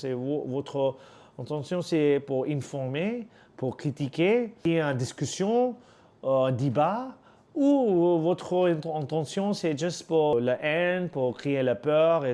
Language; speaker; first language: French; non-native, learner; Urdu